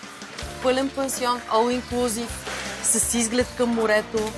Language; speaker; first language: Bulgarian; native; Bulgarian